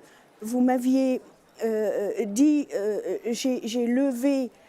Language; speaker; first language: French; native; French